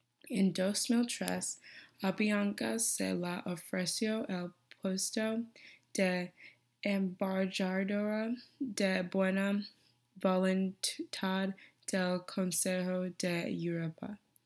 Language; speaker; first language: Spanish; non-native, learner; English